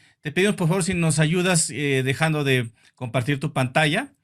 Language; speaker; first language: Spanish; native; Spanish